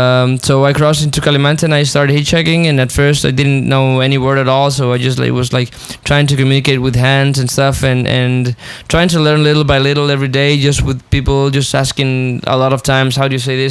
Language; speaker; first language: English; non-native, fluent; Spanish